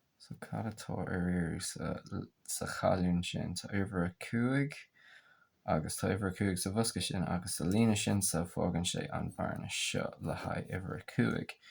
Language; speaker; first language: Irish; native; Irish